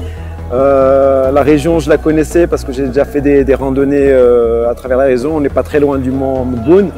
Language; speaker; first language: French; non-native, local second language; Arabic